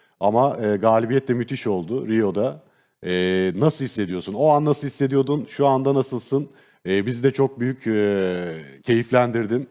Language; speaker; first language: Turkish; native; Turkish